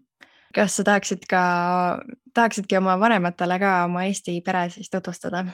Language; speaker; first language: Estonian; native; Estonian